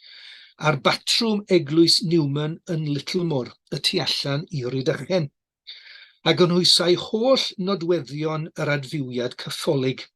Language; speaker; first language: Welsh; native; Welsh